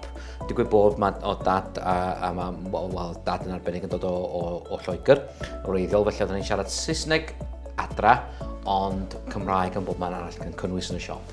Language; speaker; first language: Welsh; non-native, local second language; English